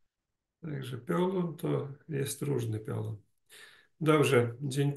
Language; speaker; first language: Polish; non-native, learner; Ukrainian